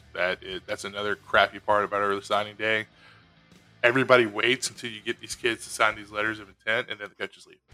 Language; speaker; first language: English; native; English